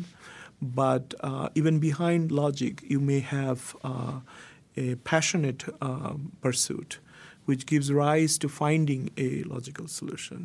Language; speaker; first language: English; non-native, local second language; Bangla